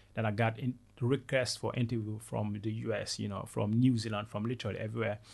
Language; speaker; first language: English; non-native, fluent; Wolof